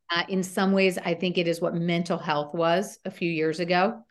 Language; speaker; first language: English; native; English